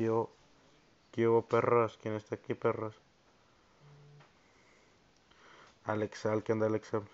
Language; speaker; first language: Spanish; native; Spanish